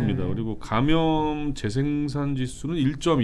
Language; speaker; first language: Korean; native; Korean